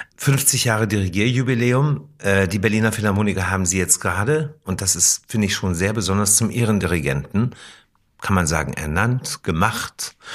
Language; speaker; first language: German; native; German